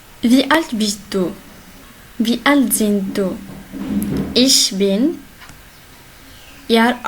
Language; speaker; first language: German; non-native, learner; Arabic